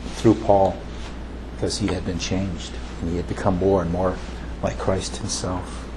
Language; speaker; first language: English; early bilingual, other home language; Japanese